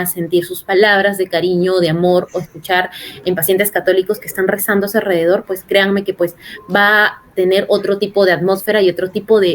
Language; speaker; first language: Spanish; native; Spanish